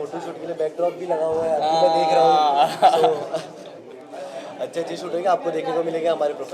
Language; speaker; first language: Hindi; native; Hindi